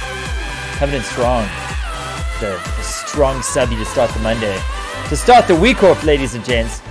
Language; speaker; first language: English; native; English